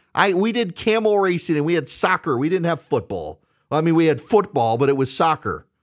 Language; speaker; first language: English; native; English